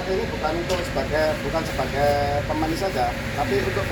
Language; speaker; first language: Indonesian; non-native, local second language; Javanese